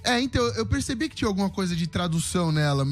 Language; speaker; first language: Portuguese; native; Portuguese